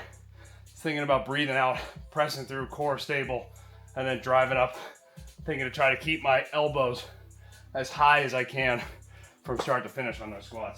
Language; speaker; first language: English; native; English